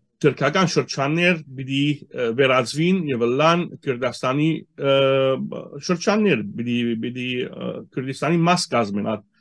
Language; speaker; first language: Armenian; early bilingual, heritage; Armenian